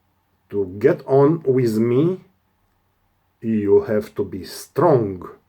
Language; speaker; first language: English; non-native, learner; Romanian